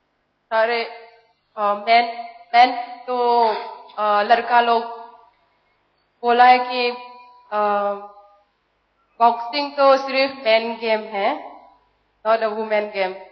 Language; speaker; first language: Hindi; non-native, local second language; Manipuri